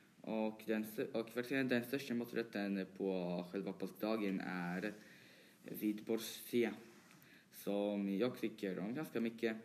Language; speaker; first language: Swedish; early bilingual, other home language; Polish